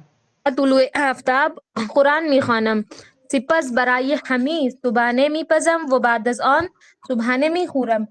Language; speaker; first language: Persian; non-native, learner; Urdu